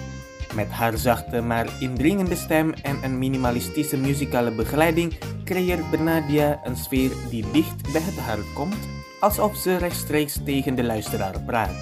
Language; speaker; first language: Dutch; non-native, fluent; Indonesian